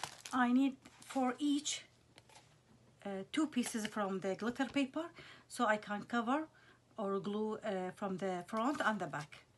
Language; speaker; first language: English; non-native, fluent; Arabic